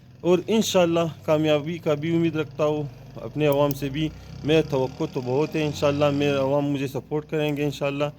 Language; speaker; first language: Urdu; non-native, local second language; Hazaragi